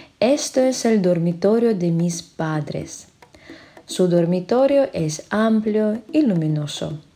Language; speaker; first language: Spanish; non-native, fluent; Russian